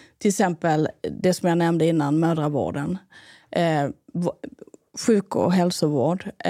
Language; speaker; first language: Swedish; native; Swedish